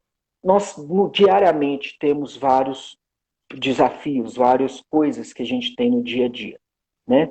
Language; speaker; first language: Portuguese; native; Portuguese